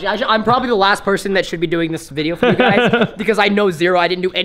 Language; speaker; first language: English; native; English